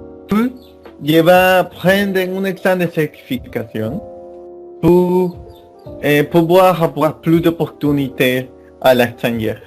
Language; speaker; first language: French; non-native, learner; Spanish